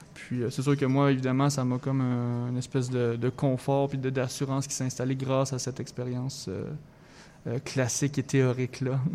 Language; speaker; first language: French; native; French